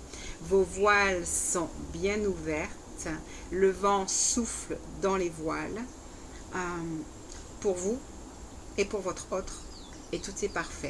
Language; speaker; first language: French; native; French